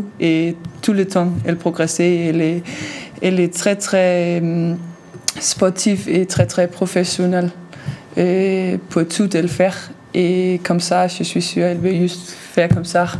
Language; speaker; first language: French; non-native, learner; Danish